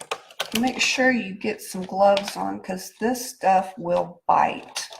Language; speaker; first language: English; native; English